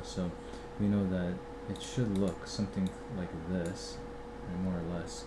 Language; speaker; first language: English; native; English